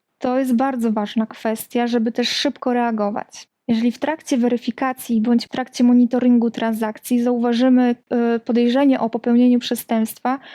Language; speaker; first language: Polish; native; Polish